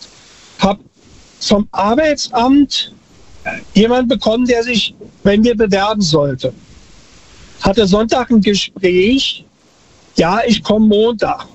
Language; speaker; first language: German; native; German